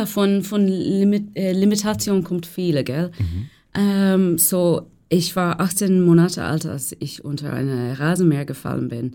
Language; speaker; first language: German; non-native, learner; English